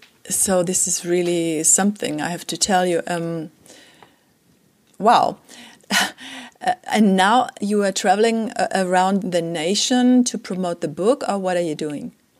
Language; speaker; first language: English; non-native, fluent; German